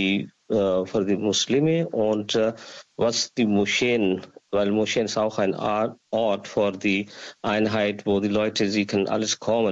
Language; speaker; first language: German; non-native, learner; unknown